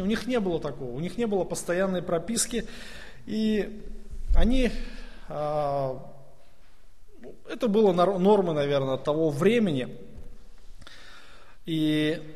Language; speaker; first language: Russian; native; Russian